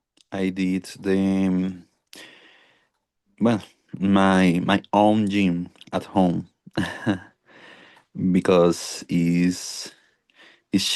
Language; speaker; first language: English; non-native, learner; Spanish